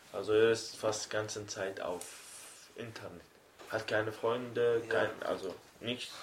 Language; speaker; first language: German; non-native, learner; Arabic